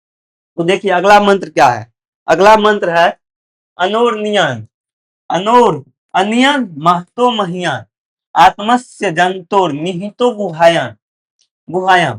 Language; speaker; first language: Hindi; native; Hindi